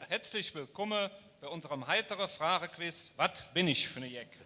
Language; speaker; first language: German; native; German